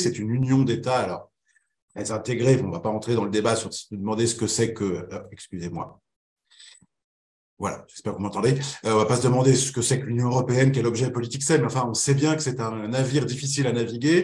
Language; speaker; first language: French; native; French